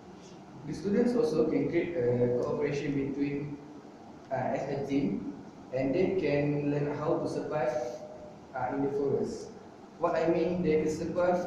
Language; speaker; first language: English; non-native, learner; Malay